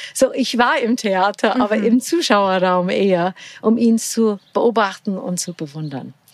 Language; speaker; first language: German; non-native, fluent; English